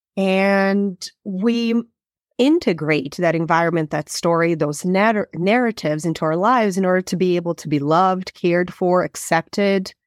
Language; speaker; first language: English; non-native, fluent; Portuguese